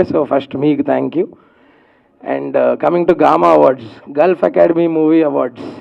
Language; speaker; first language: Telugu; native; Telugu